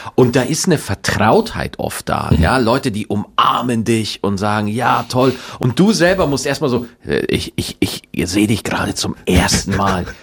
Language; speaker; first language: German; native; German